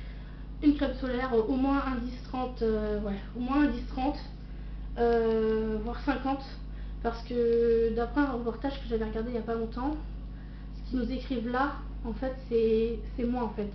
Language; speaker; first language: French; native; French